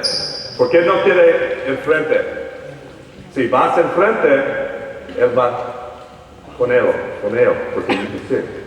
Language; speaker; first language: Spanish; early bilingual, heritage; Spanish